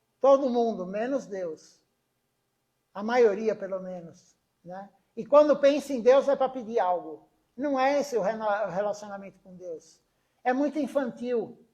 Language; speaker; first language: Portuguese; native; Portuguese